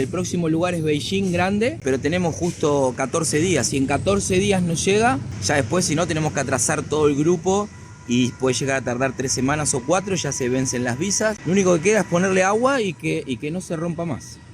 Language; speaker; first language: Spanish; native; Spanish